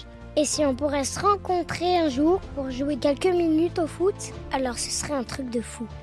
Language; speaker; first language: French; native; French